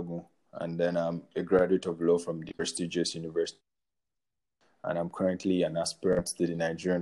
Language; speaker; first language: English; non-native, local second language; Yoruba